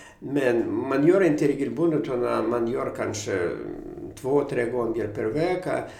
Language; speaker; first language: Swedish; non-native, fluent; Russian